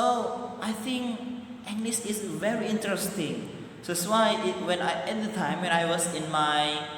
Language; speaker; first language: English; non-native, learner; Madurese